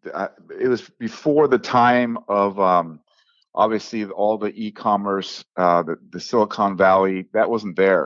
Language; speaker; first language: English; native; English